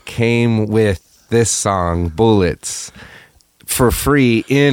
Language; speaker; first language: English; native; English